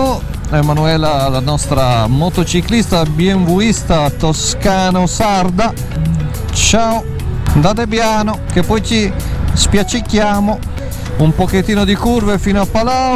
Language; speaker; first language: Italian; native; Italian